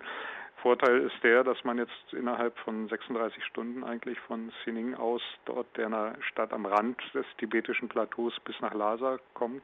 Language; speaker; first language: German; native; German